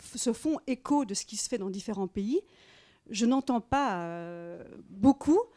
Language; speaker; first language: French; native; French